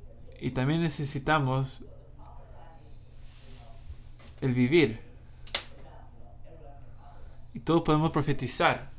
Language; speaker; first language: Spanish; non-native, fluent; English